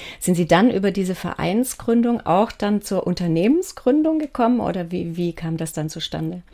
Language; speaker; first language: German; native; German